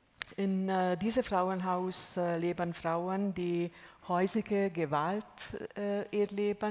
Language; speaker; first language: German; non-native, fluent; Hungarian